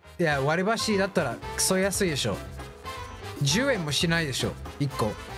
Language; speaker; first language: Japanese; non-native, fluent; English